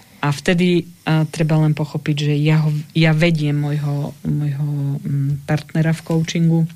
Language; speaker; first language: Slovak; native; Slovak